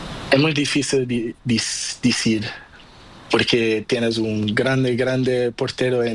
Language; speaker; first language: Spanish; non-native, learner; Portuguese